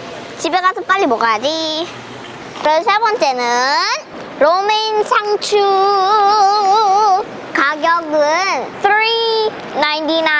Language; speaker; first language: Korean; early bilingual, heritage; Korean